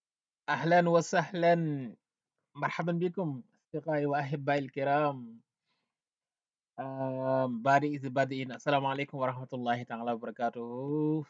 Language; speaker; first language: Arabic; non-native, fluent; Wolof